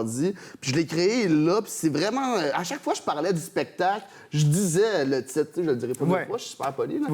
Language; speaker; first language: French; native; French